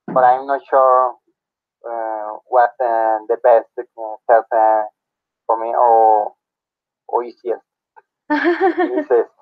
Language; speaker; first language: English; non-native, learner; Spanish